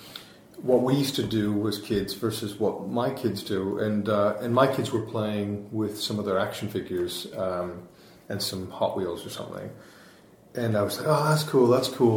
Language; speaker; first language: English; native; English